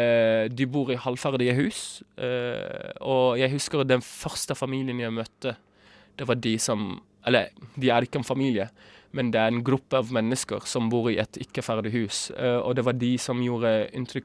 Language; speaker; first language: Norwegian; early bilingual, other home language; Arabic